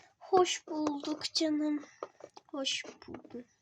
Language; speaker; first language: Turkish; native; Turkish